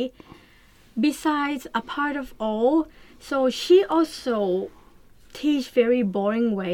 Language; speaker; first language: English; non-native, learner; Thai